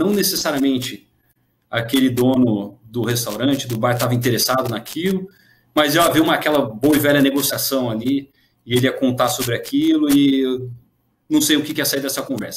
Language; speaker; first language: Portuguese; native; Portuguese